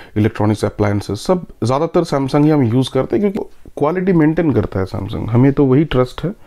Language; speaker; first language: Hindi; native; Hindi